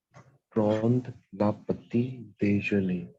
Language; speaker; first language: French; non-native, learner; Hindi